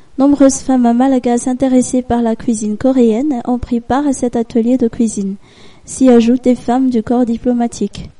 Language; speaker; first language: French; non-native, local second language; Malagasy